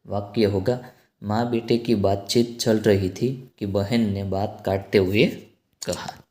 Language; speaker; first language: Hindi; non-native, local second language; Gujarati